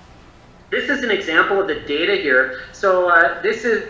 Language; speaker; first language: English; native; English